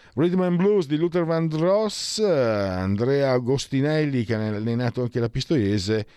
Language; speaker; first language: Italian; native; Italian